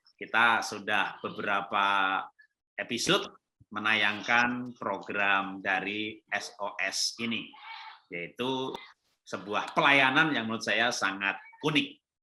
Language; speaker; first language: Indonesian; native; Indonesian